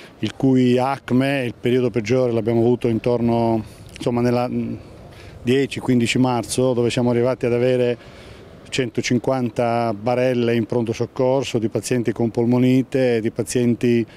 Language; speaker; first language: Italian; native; Italian